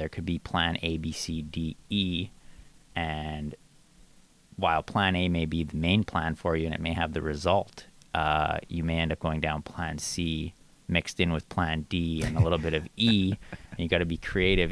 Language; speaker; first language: English; native; English